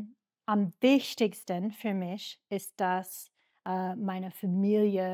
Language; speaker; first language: German; non-native, fluent; English